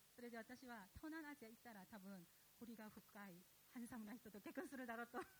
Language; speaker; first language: Japanese; non-native, fluent; Korean